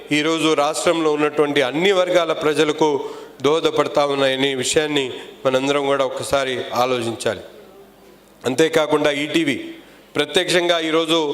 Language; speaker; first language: Telugu; non-native, local second language; Urdu